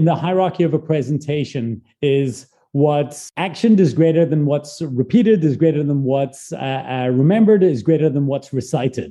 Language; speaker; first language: English; native; English